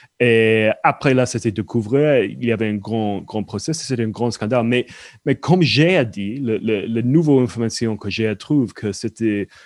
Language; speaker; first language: French; non-native, fluent; English